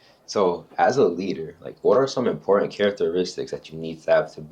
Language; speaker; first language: English; native; English